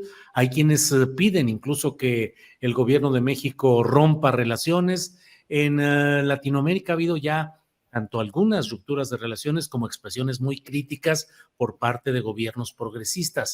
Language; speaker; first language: Spanish; native; Spanish